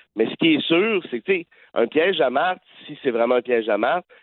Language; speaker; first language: French; native; French